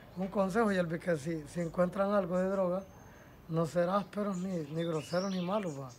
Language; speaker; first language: Spanish; native; Spanish